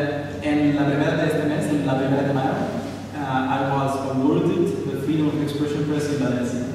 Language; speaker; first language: Spanish; non-native, learner; Arabic